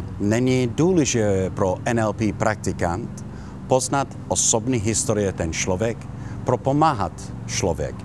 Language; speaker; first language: Czech; non-native, learner; Italian